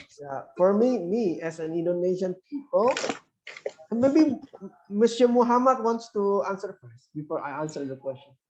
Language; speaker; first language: English; non-native, fluent; Indonesian